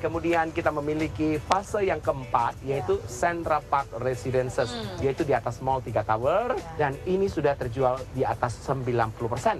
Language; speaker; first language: Indonesian; native; Indonesian